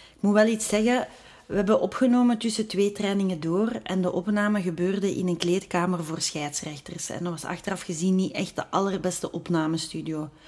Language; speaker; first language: Dutch; native; Dutch